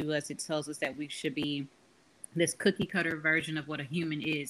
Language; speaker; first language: English; native; English